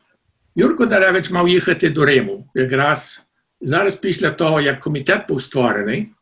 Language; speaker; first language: Ukrainian; early bilingual, heritage; Ukrainian